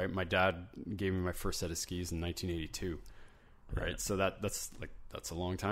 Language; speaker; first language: English; native; English